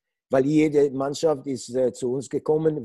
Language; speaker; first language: German; non-native, learner; Polish